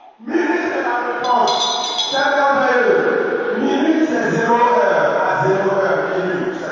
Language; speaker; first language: French; non-native, fluent; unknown